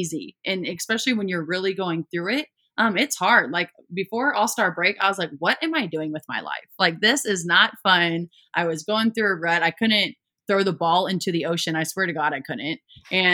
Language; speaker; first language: English; native; English